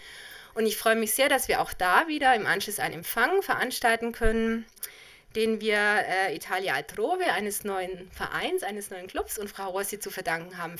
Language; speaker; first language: German; native; German